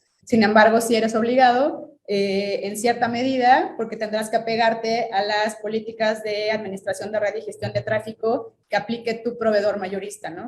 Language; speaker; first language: Spanish; native; Spanish